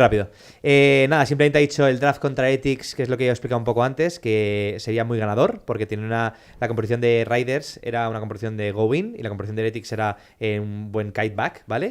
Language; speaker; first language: Spanish; native; Spanish